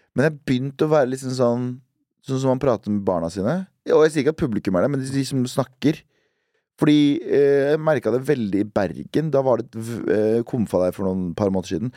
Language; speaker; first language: Norwegian; early bilingual, other home language; Central Kurdish